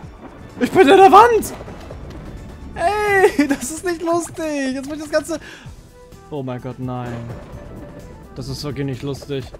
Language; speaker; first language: German; native; German